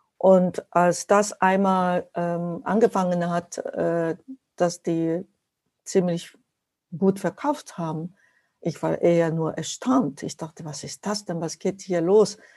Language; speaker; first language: German; non-native, fluent; Japanese